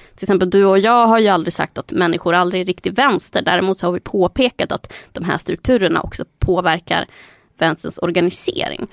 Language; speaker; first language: Swedish; early bilingual, other home language; Spanish